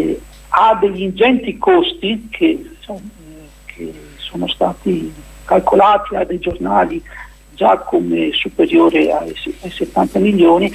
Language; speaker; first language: Italian; native; Italian